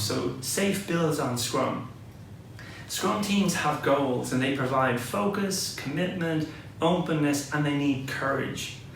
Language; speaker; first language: English; native; English